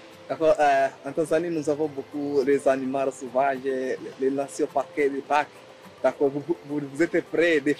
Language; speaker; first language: French; non-native, learner; Swahili